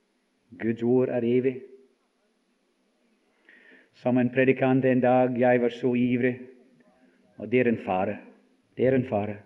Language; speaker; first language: Norwegian; non-native, fluent; English